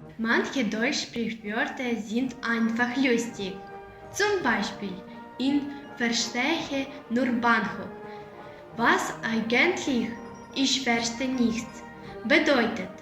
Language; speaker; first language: German; non-native, learner; Ukrainian